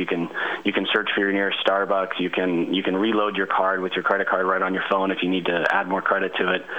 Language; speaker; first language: English; native; English